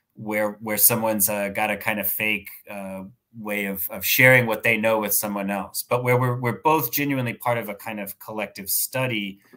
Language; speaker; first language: English; native; English